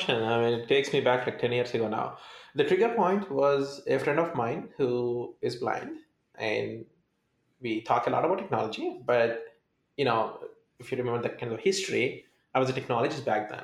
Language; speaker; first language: English; non-native, local second language; Telugu